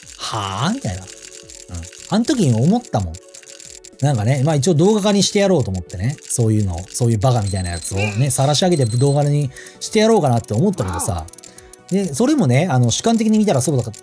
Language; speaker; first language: Japanese; native; Japanese